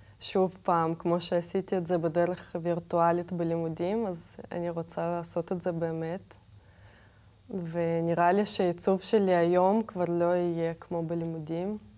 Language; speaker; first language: Hebrew; non-native, fluent; Russian